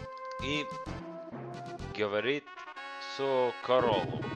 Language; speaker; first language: Russian; non-native, learner; English